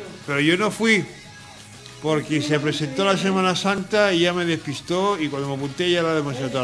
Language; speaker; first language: Spanish; native; Spanish